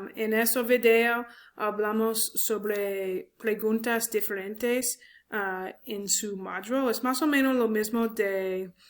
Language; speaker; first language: Spanish; non-native, learner; English